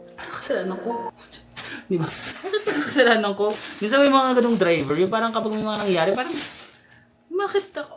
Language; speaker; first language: Filipino; native; Filipino